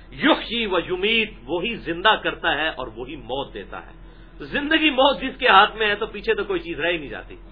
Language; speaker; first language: Urdu; native; Urdu